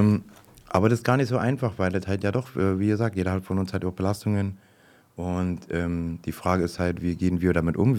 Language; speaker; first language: German; native; German